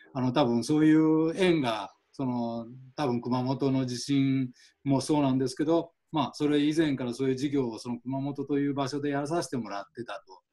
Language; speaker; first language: Japanese; native; Japanese